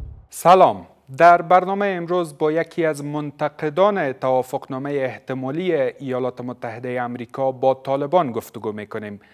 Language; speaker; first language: Persian; native; Persian